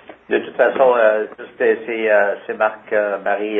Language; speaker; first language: French; native; French